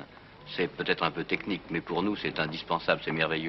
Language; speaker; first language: French; native; French